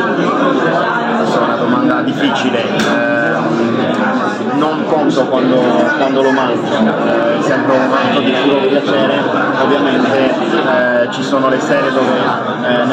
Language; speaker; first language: Italian; non-native, fluent; French